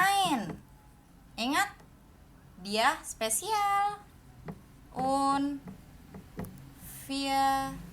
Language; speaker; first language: German; non-native, learner; Indonesian